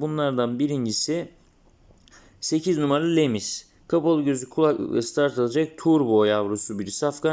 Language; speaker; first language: Turkish; native; Turkish